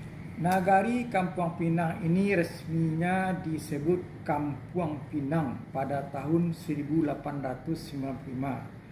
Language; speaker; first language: Indonesian; non-native, local second language; Minangkabau